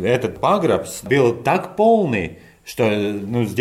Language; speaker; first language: Russian; non-native, learner; Latvian